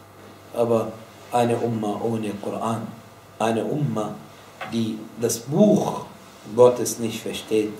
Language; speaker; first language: German; non-native, fluent; Arabic